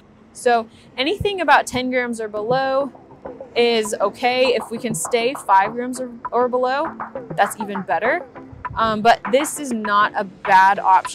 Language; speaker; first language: English; native; English